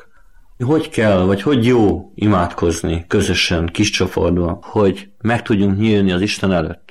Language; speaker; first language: Hungarian; native; Hungarian